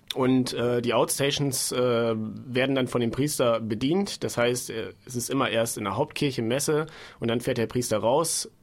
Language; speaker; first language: German; native; German